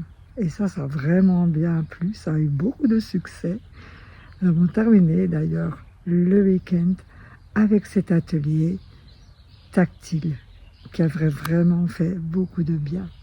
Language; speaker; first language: French; native; French